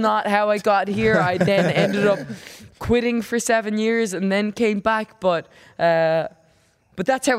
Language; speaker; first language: English; native; English